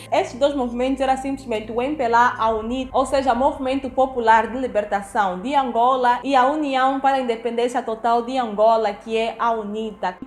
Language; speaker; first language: Portuguese; native; Portuguese